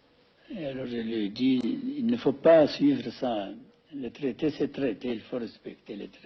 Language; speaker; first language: French; non-native, fluent; Amharic